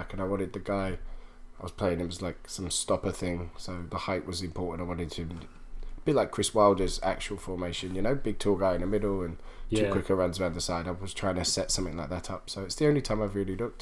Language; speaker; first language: English; native; English